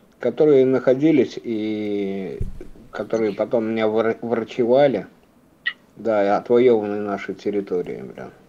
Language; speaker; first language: Russian; native; Russian